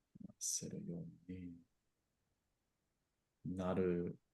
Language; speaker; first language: Japanese; non-native, learner; English